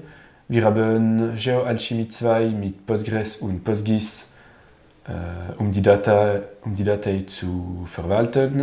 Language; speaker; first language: German; non-native, learner; French